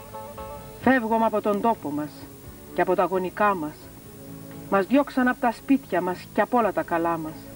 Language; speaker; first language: Greek; native; Greek